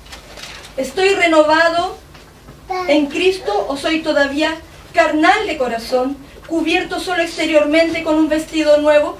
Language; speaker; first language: Spanish; native; Spanish